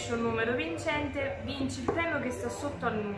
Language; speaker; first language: Italian; native; Italian